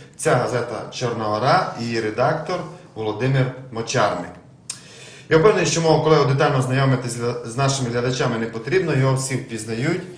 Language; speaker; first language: Ukrainian; native; Ukrainian